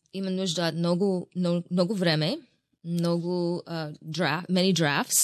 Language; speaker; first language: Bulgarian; non-native, learner; English